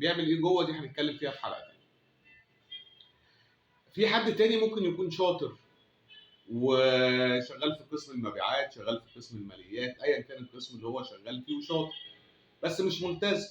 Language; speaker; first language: Arabic; native; Arabic